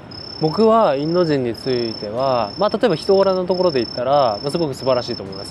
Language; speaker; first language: Japanese; native; Japanese